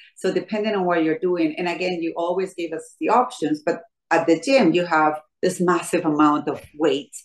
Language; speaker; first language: English; non-native, fluent; Spanish